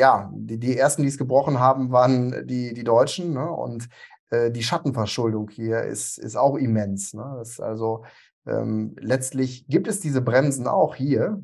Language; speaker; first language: German; native; German